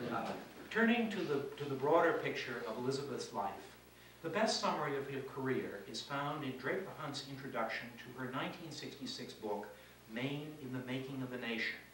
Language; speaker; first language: English; native; English